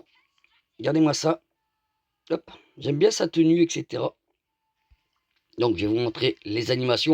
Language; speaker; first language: French; native; French